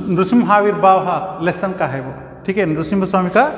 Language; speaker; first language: Hindi; non-native, local second language; Telugu